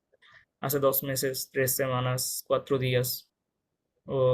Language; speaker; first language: Spanish; non-native, fluent; Bangla